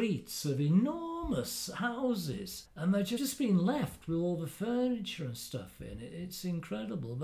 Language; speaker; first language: English; native; English